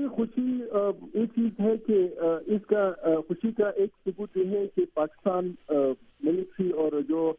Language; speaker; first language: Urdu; non-native, learner; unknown